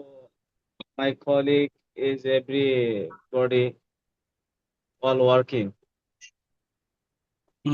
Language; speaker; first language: English; non-native, learner; Bangla